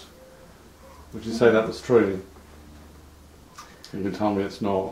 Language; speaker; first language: English; native; English